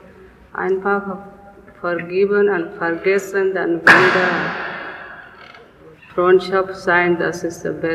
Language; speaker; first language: German; non-native, learner; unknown